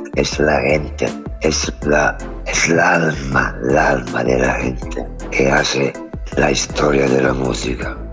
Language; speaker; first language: Spanish; non-native, fluent; Italian